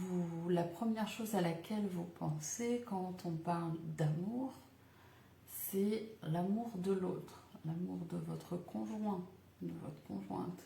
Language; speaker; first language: French; native; French